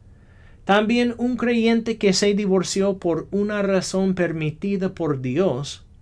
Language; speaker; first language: Spanish; non-native, fluent; English